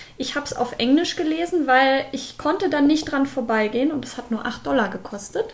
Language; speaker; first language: German; native; German